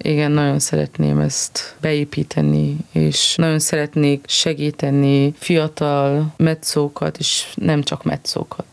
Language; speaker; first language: Hungarian; non-native, fluent; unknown